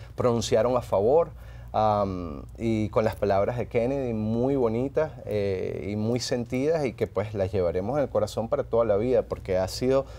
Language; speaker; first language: Spanish; native; Spanish